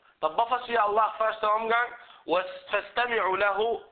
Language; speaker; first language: Danish; early bilingual, other home language; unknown